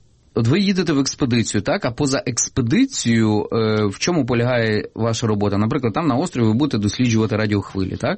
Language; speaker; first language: Ukrainian; native; Ukrainian